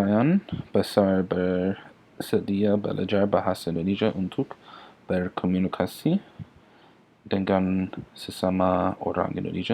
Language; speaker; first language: Indonesian; non-native, learner; English